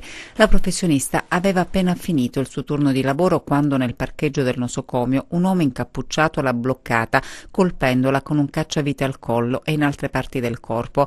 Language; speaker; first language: Italian; native; Italian